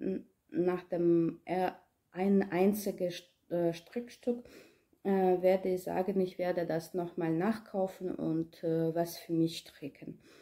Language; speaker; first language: German; non-native, learner; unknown